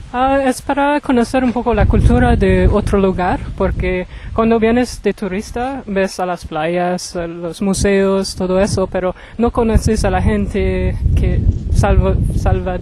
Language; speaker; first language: Spanish; non-native, fluent; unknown